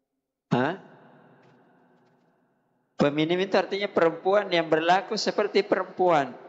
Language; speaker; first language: Indonesian; native; Indonesian